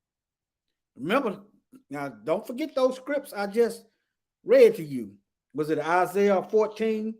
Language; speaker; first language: English; native; English